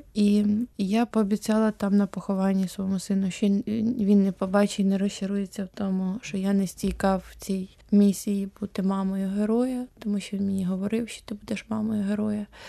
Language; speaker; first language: Ukrainian; native; Ukrainian